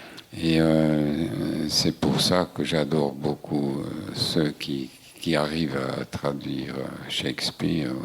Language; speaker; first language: French; non-native, local second language; German